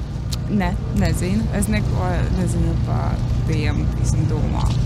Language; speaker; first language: Latvian; non-native, local second language; Russian